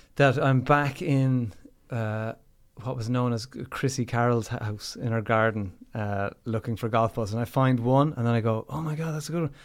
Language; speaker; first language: English; native; English